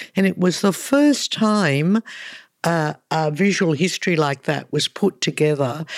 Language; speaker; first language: English; early bilingual, other home language; Hungarian